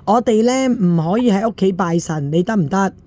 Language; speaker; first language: Cantonese; native; Cantonese